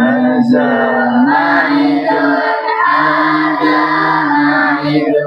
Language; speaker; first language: Arabic; non-native, learner; Malay